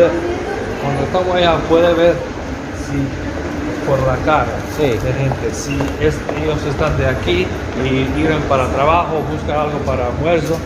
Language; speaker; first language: Spanish; non-native, learner; Macedonian